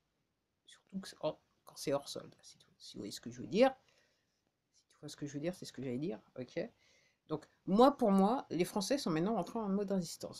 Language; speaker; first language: French; native; French